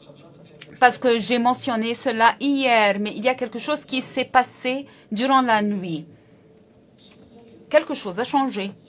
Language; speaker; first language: French; non-native, local second language; Arabic